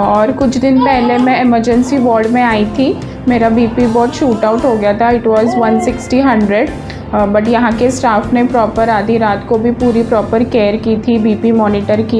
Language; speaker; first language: Hindi; non-native, local second language; Marathi